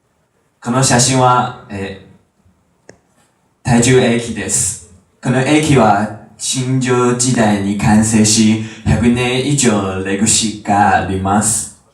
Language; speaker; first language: Japanese; non-native, learner; Chinese